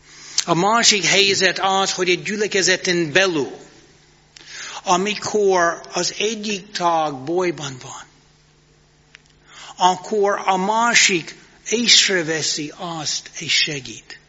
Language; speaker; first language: Hungarian; non-native, fluent; English